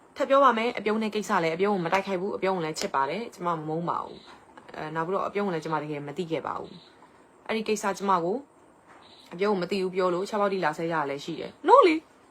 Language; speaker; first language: Burmese; native; Burmese